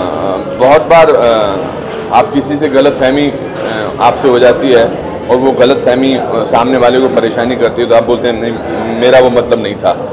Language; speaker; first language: Hindi; native; Hindi